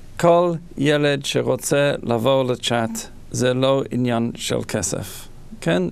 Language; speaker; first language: Hebrew; non-native, fluent; English